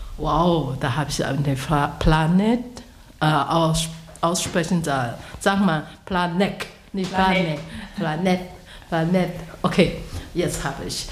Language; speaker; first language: German; non-native, learner; Chinese